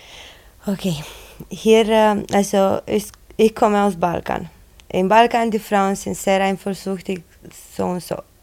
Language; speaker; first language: German; non-native, learner; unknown